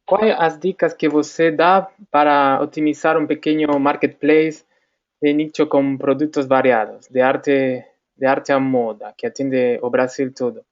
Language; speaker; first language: Portuguese; non-native, fluent; Spanish